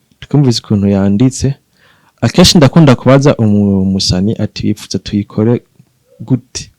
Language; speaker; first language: Rundi; native; Rundi